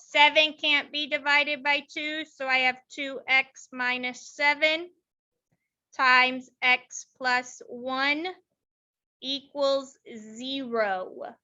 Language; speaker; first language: English; native; English